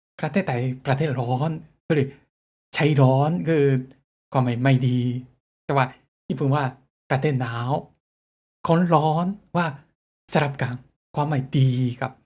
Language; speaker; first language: Thai; non-native, learner; Japanese